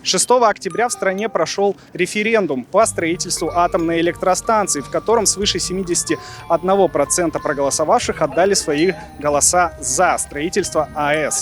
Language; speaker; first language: Russian; native; Russian